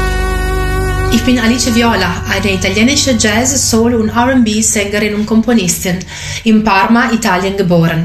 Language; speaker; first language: German; non-native, fluent; Italian